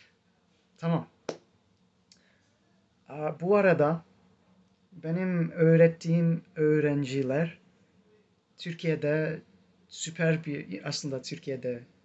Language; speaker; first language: Turkish; non-native, fluent; English